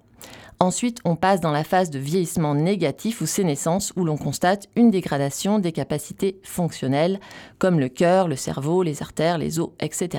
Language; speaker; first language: French; native; French